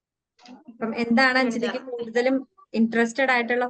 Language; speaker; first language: Malayalam; native; Malayalam